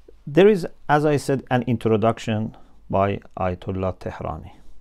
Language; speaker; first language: English; non-native, fluent; Persian